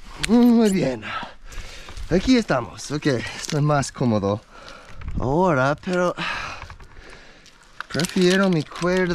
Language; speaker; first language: Spanish; non-native, learner; English